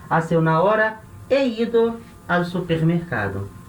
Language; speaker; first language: Spanish; non-native, fluent; Portuguese